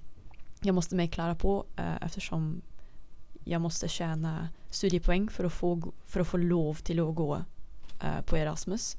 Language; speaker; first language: Swedish; non-native, fluent; Dutch